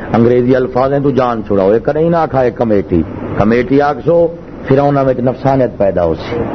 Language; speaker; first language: Urdu; non-native, local second language; Punjabi